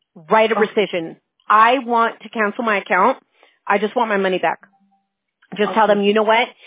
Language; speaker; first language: English; early bilingual, other home language; Spanish